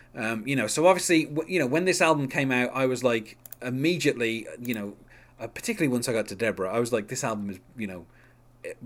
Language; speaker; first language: English; native; English